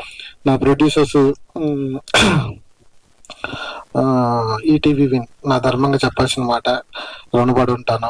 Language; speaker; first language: Telugu; native; Telugu